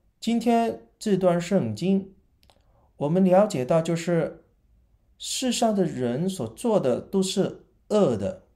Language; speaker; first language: Chinese; non-native, local second language; Cantonese